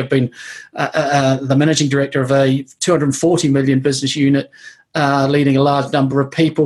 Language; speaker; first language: English; native; English